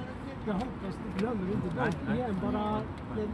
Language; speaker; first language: Swedish; non-native, learner; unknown